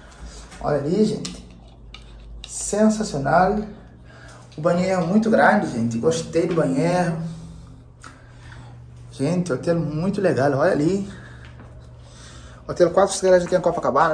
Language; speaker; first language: Portuguese; non-native, learner; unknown